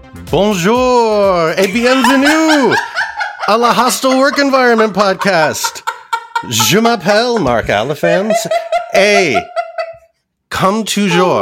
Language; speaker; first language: French; non-native, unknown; English